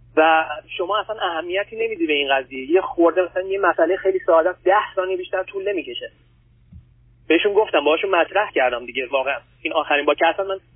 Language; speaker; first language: Persian; early bilingual, other home language; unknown